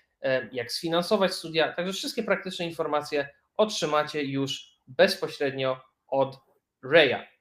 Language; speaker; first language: Polish; native; Polish